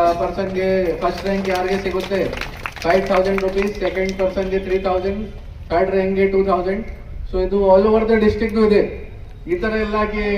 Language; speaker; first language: Kannada; non-native, local second language; Hindi